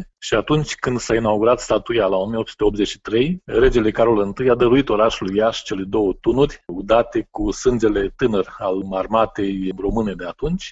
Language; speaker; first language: Romanian; native; Romanian